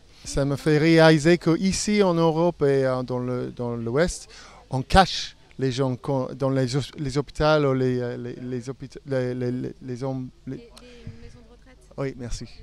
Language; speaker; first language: French; non-native, fluent; English